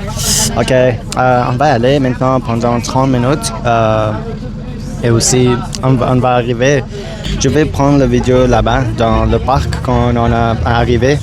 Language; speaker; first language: French; non-native, learner; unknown